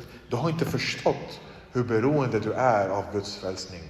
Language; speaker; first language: Swedish; early bilingual, other home language; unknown